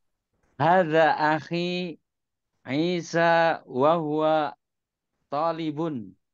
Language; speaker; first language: Arabic; non-native, learner; Indonesian